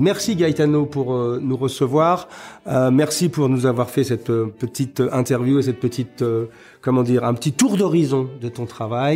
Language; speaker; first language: French; native; French